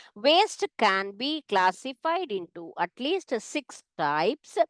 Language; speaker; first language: English; non-native, local second language; Tamil